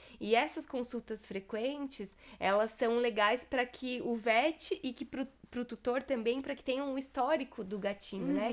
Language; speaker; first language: Portuguese; native; Portuguese